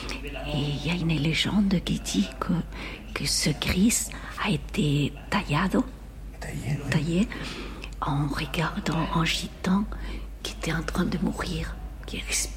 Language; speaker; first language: French; non-native, fluent; Spanish